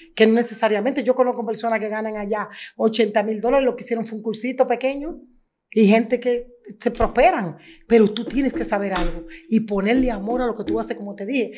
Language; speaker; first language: Spanish; native; Spanish